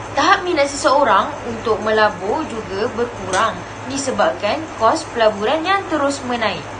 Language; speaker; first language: Malay; native; Malay